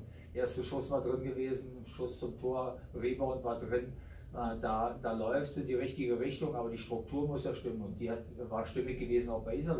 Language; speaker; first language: German; native; German